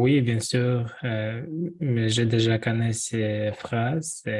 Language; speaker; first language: French; non-native, learner; Russian